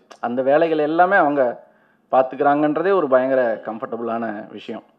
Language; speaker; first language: Tamil; native; Tamil